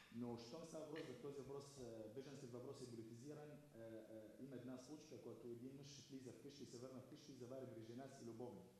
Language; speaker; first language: Bulgarian; non-native, fluent; Arabic